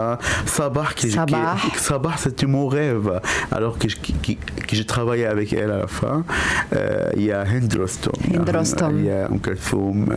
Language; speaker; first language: French; non-native, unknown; Arabic